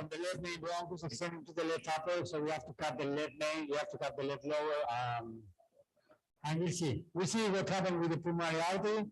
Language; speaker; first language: English; non-native, fluent; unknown